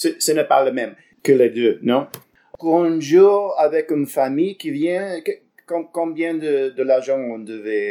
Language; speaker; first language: French; non-native, learner; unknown